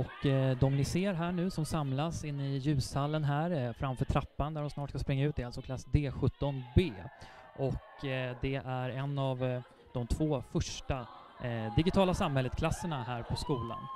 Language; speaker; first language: Swedish; native; Swedish